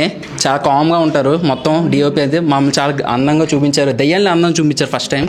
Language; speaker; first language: Telugu; native; Telugu